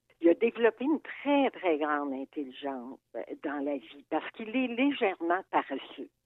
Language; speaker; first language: French; native; French